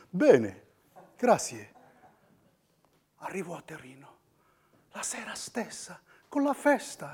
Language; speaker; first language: Italian; non-native, fluent; Riffian